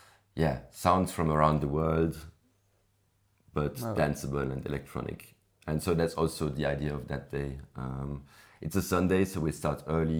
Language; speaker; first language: English; non-native, fluent; French